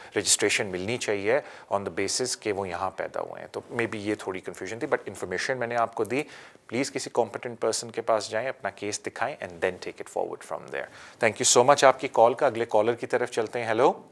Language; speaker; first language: Urdu; native; Urdu